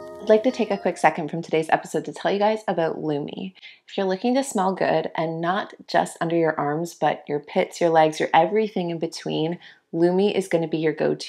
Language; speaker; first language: English; native; English